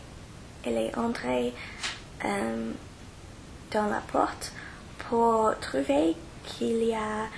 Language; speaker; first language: French; non-native, learner; English